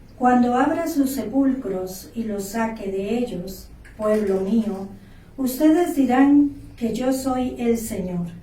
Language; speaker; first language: Spanish; native; Spanish